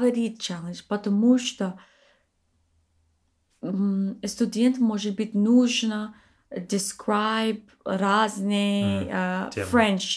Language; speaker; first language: Russian; non-native, learner; English